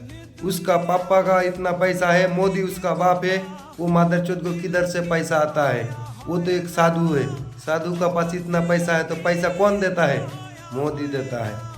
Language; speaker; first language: Hindi; non-native, local second language; Bangla